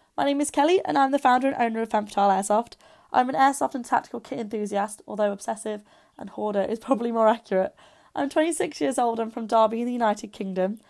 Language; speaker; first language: English; native; English